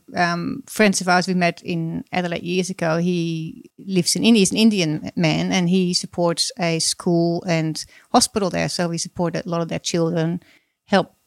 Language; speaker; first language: English; non-native, fluent; Dutch